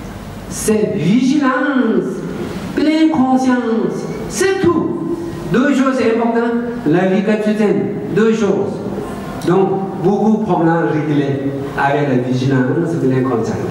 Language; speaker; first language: French; non-native, learner; Tibetan